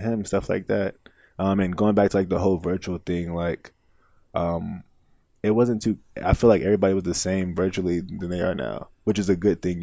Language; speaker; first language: English; native; English